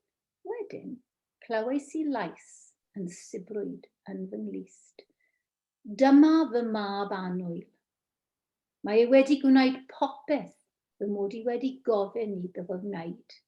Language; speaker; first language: Welsh; non-native, local second language; English